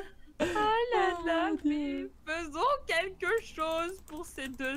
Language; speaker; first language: French; native; French